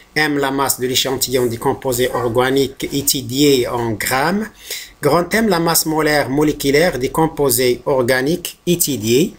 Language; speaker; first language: French; non-native, local second language; Arabic